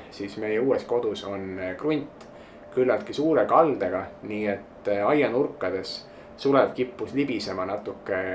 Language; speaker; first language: Estonian; native; Estonian